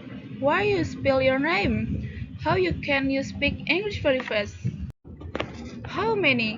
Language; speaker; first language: English; non-native, learner; Indonesian